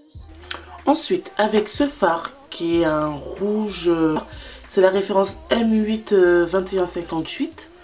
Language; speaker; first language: French; native; French